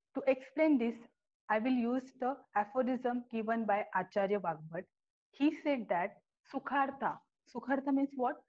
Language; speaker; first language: English; non-native, local second language; Marathi